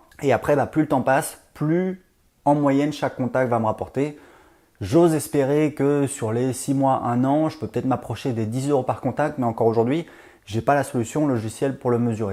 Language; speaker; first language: French; native; French